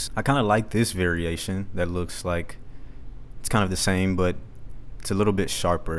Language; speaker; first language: English; native; English